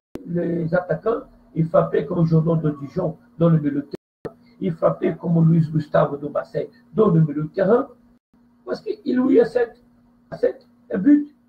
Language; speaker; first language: French; non-native, fluent; Portuguese